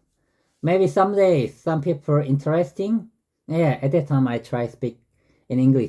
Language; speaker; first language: English; non-native, learner; Korean